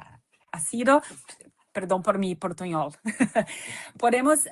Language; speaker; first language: Spanish; non-native, fluent; Portuguese